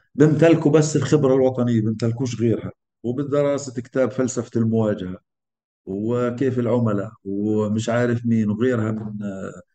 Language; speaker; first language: Arabic; native; Arabic